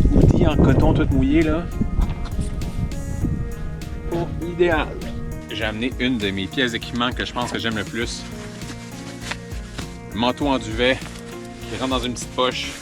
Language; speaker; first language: French; native; French